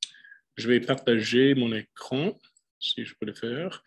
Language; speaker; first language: French; non-native, fluent; English